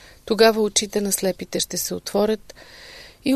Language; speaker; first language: Bulgarian; native; Bulgarian